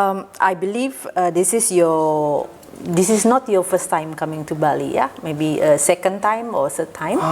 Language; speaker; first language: English; non-native, fluent; Indonesian